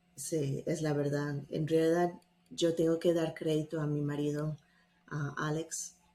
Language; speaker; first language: Spanish; non-native, fluent; English